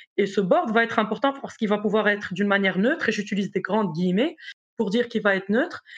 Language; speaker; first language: French; non-native, local second language; Arabic